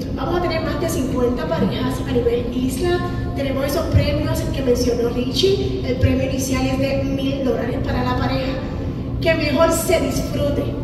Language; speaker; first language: Spanish; native; Spanish